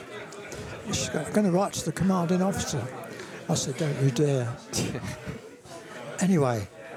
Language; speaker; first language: English; native; English